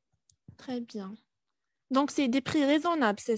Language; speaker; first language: French; non-native, fluent; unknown